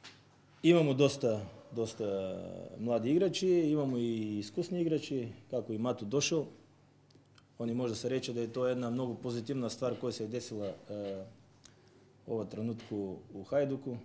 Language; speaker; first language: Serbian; non-native, learner; Bulgarian